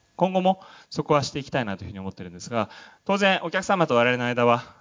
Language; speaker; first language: Japanese; native; Japanese